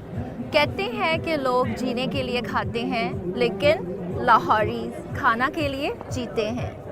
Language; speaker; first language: Hindi; non-native, fluent; Chinese